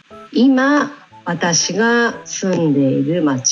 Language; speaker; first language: Japanese; non-native, learner; English